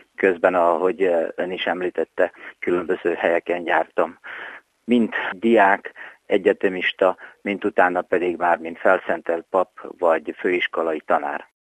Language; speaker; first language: Hungarian; native; Hungarian